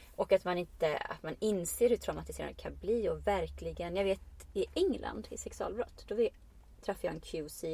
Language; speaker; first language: Swedish; non-native, fluent; Icelandic